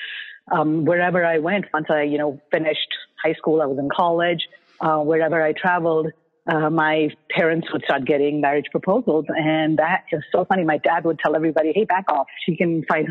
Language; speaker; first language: English; non-native, local second language; Bangla